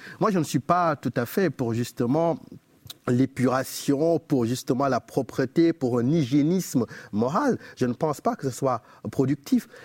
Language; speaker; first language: French; non-native, local second language; Wolof